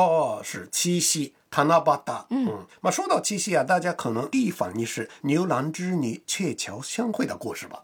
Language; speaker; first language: Chinese; non-native, fluent; Japanese